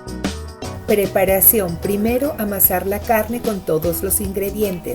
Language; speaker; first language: Spanish; native; Spanish